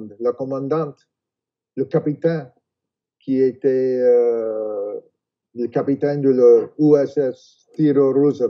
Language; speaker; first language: French; non-native, fluent; English